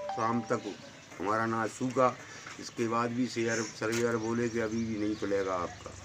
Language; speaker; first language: Hindi; native; Hindi